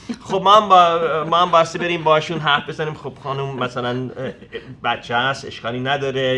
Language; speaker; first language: Persian; early bilingual, heritage; Persian